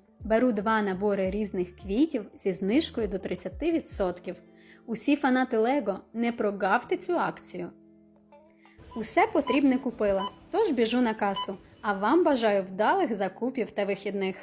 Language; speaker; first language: Ukrainian; native; Ukrainian